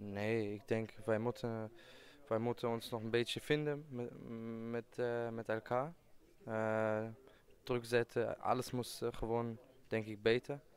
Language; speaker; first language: Dutch; non-native, fluent; German